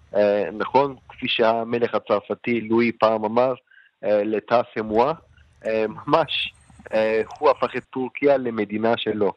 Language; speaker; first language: Hebrew; non-native, fluent; Turkish